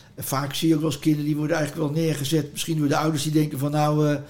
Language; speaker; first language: Dutch; native; Dutch